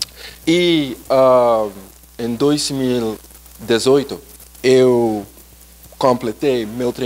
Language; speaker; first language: Portuguese; non-native, learner; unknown